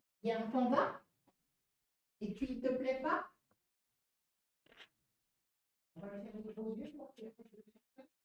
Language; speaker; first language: French; native; French